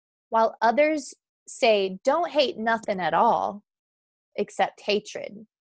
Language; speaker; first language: English; native; English